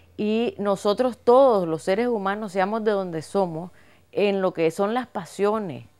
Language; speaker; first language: Spanish; native; Spanish